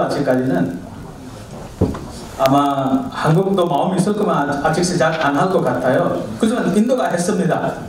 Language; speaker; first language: Korean; non-native, learner; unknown